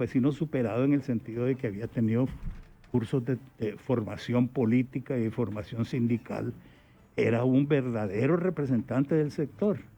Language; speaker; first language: Spanish; native; Spanish